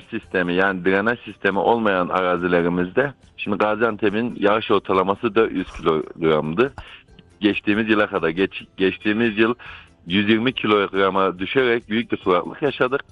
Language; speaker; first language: Turkish; native; Turkish